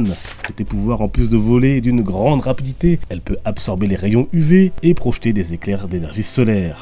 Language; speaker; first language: French; native; French